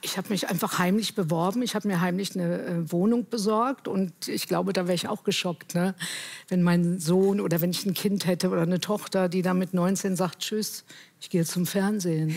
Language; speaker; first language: German; native; German